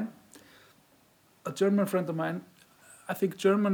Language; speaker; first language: English; non-native, fluent; Icelandic